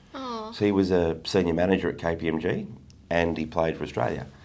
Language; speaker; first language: English; native; English